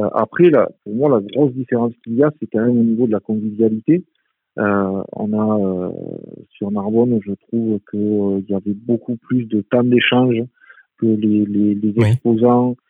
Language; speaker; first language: French; native; French